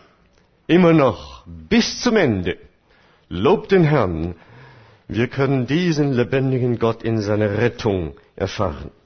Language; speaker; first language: German; non-native, fluent; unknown